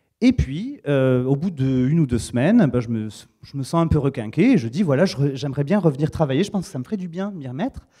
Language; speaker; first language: French; native; French